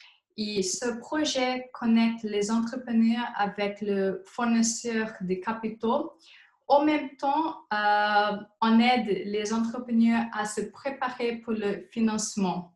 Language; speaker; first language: French; non-native, fluent; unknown